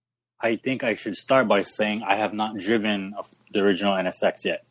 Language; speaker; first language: English; native; English